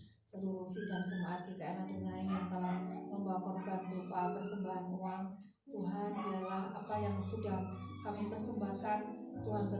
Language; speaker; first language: Indonesian; non-native, local second language; Javanese